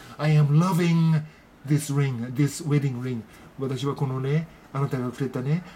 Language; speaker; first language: Japanese; native; Japanese